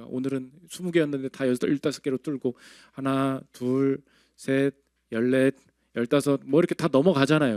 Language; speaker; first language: Korean; native; Korean